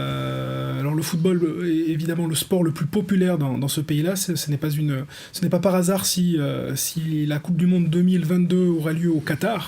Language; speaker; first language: French; native; French